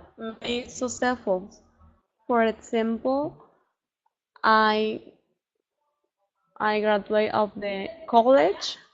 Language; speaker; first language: English; non-native, learner; Spanish